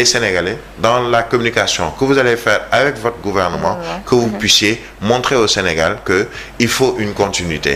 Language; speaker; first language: French; non-native, local second language; Wolof